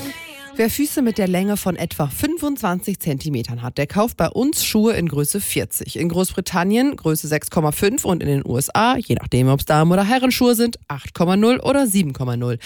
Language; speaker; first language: German; native; German